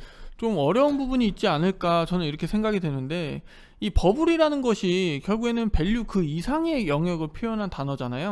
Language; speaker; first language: Korean; native; Korean